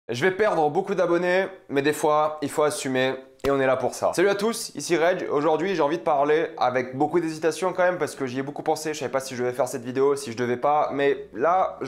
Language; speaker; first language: French; native; French